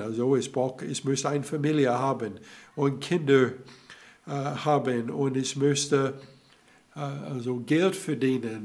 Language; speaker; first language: German; non-native, learner; English